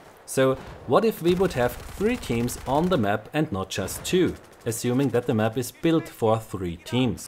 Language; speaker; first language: English; non-native, fluent; German